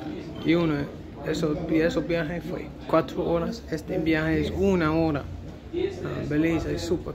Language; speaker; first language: Spanish; non-native, learner; English